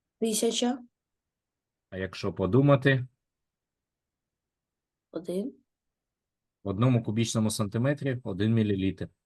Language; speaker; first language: Ukrainian; native; Ukrainian